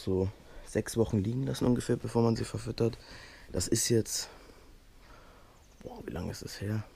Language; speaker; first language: German; native; German